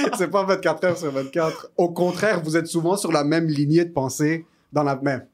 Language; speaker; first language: French; early bilingual, other home language; Arabic